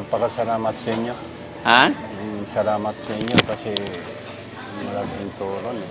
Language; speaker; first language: Filipino; non-native, learner; Japanese